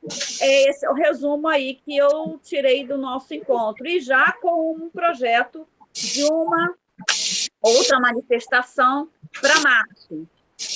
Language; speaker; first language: Portuguese; native; Portuguese